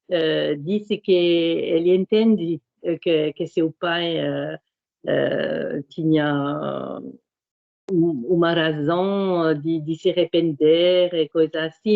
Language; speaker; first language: Portuguese; non-native, fluent; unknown